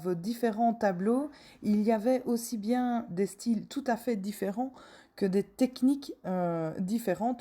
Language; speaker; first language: French; native; French